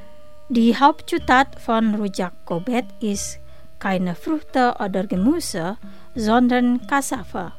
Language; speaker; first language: German; non-native, fluent; Indonesian